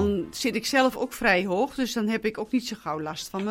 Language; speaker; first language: Dutch; native; Dutch